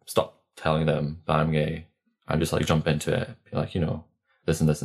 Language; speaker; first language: English; non-native, fluent; Latvian